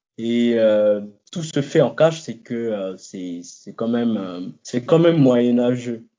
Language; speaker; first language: French; non-native, local second language; Lingala